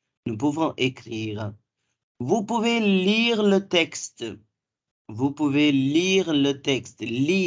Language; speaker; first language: French; non-native, fluent; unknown